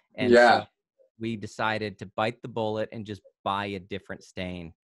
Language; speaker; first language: English; native; English